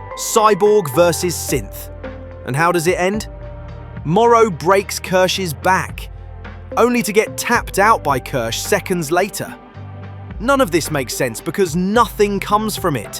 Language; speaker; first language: English; native; English